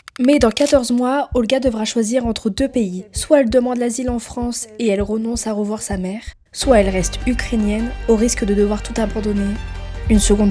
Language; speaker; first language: French; native; French